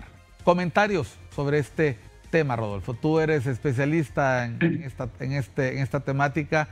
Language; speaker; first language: Spanish; native; Spanish